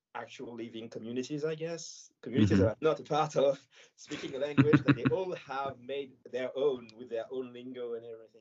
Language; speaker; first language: English; non-native, fluent; French